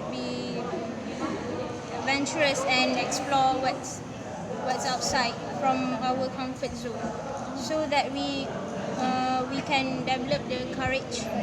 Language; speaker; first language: English; non-native, learner; Malay